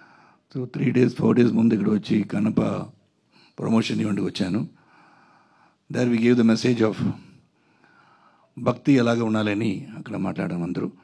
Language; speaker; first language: Telugu; non-native, local second language; Tamil